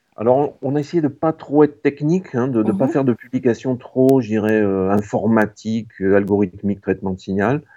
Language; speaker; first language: French; native; French